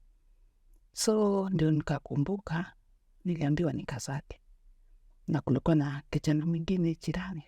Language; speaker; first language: Swahili; native; Swahili